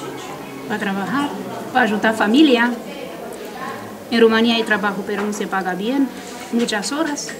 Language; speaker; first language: Spanish; non-native, learner; Romanian